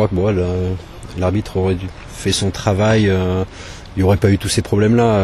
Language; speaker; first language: French; native; French